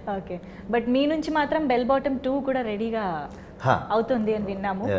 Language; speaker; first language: Telugu; native; Telugu